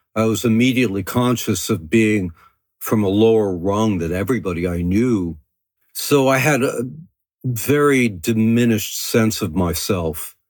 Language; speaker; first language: English; early bilingual, other home language; French